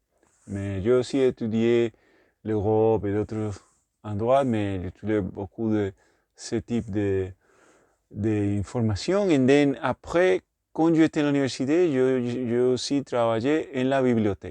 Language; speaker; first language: French; non-native, learner; Spanish